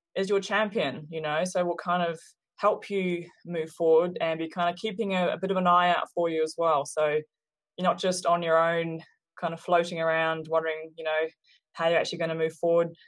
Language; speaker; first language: English; native; English